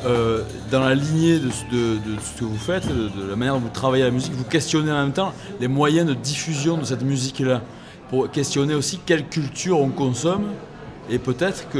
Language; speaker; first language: French; native; French